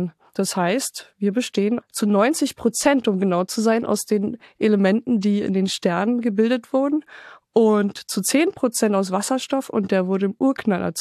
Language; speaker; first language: German; native; German